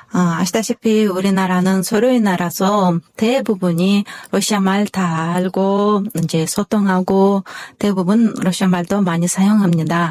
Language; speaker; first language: Korean; non-native, fluent; Kyrgyz